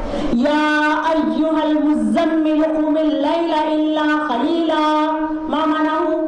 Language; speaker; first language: Arabic; non-native, learner; Urdu